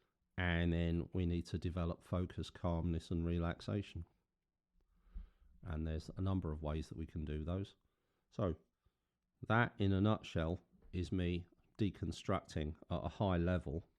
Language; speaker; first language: English; native; English